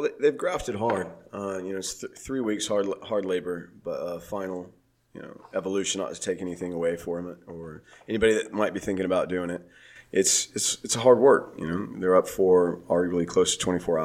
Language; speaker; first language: English; native; English